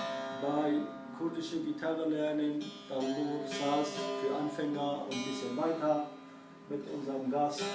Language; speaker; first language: German; non-native, fluent; Kurdish